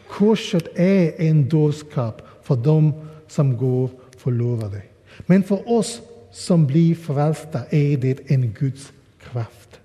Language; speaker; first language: Swedish; non-native, fluent; English